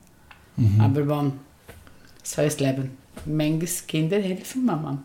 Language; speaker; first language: German; non-native, learner; Spanish